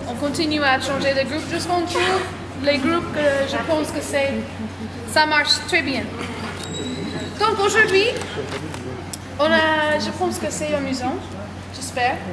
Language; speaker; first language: French; non-native, learner; English